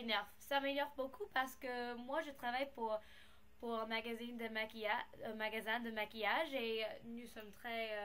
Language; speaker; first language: French; non-native, learner; English